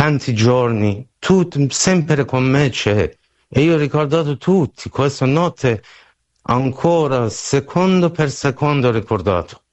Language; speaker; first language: Italian; non-native, learner; Persian